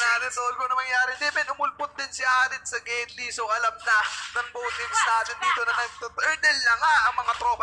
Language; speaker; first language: Filipino; native; Filipino